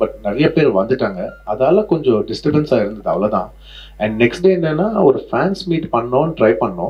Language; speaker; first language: Tamil; non-native, local second language; Telugu